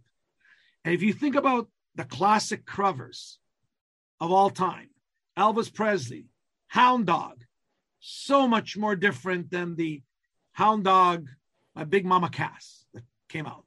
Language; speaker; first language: English; non-native, fluent; Italian